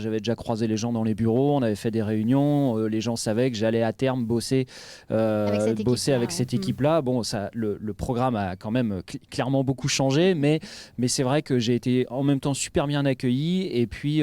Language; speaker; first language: French; native; French